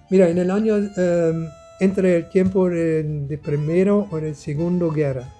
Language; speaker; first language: Spanish; non-native, learner; German